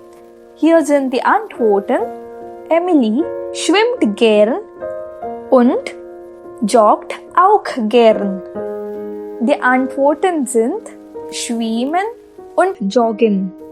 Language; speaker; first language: German; non-native, fluent; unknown